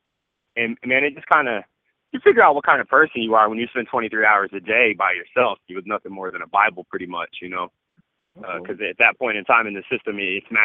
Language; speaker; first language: English; native; English